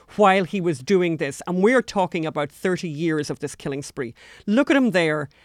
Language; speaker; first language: English; native; English